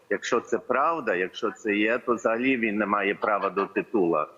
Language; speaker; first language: Ukrainian; early bilingual, heritage; Ukrainian